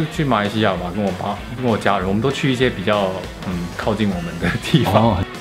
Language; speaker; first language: Chinese; native; Chinese